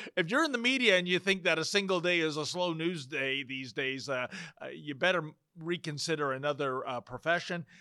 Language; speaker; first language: English; native; English